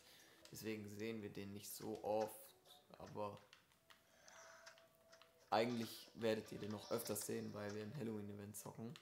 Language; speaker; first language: German; native; German